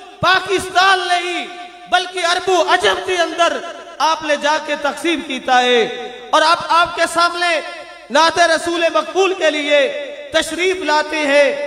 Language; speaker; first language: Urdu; non-native, local second language; Punjabi